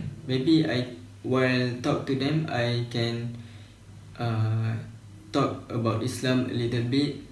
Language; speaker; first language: English; non-native, learner; Malay